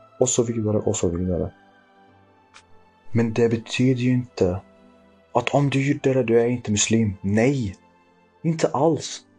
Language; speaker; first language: Swedish; early bilingual, other home language; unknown